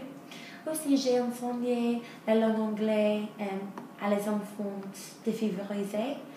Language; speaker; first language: French; non-native, learner; English